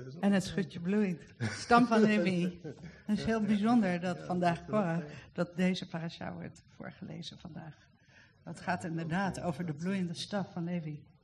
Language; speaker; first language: Dutch; native; Dutch